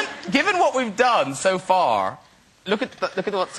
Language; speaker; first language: English; native; English